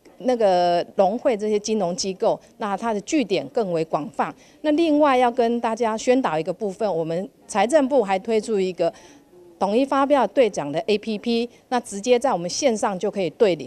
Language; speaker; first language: Chinese; native; Chinese